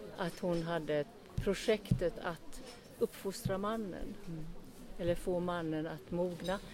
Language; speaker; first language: Swedish; early bilingual, other home language; Estonian